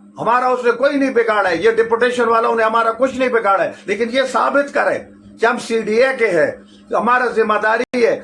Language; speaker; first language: Urdu; non-native, local second language; Pashto